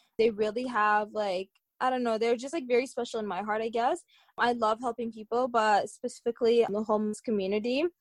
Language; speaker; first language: English; early bilingual, other home language; Tigrinya